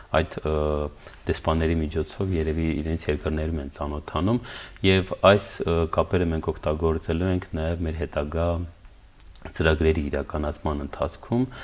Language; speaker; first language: Armenian; native; Armenian